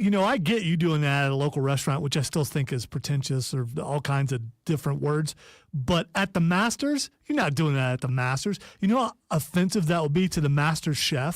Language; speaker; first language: English; native; English